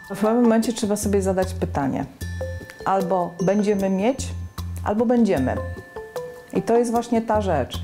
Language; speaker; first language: Polish; native; Polish